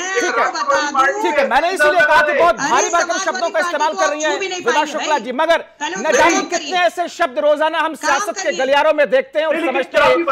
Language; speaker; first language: Hindi; native; Hindi